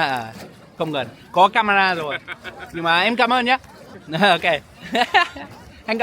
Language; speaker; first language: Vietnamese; non-native, learner; English